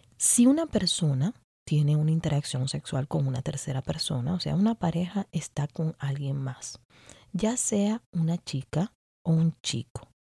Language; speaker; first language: Spanish; native; Spanish